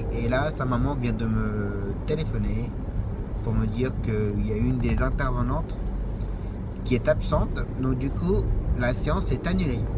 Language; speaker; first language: French; native; French